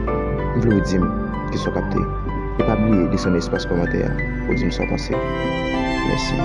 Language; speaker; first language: French; non-native, learner; Haitian Creole